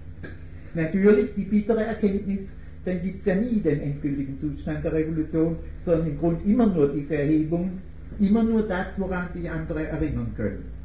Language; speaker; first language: German; native; German